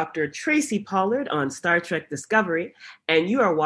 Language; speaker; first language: English; native; English